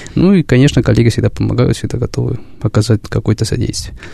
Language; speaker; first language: Russian; non-native, fluent; Spanish